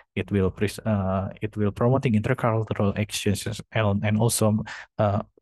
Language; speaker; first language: English; non-native, fluent; Indonesian